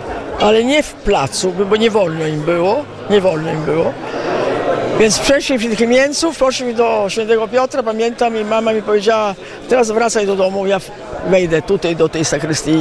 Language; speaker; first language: Polish; early bilingual, heritage; Italian